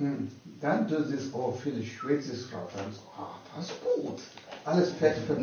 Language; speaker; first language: German; non-native, learner; Tibetan